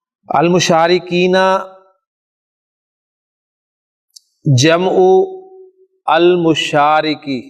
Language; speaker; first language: Arabic; non-native, fluent; Urdu